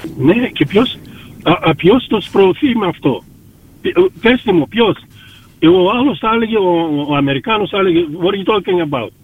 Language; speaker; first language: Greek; early bilingual, heritage; Greek